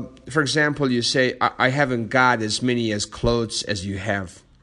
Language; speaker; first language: English; non-native, fluent; Persian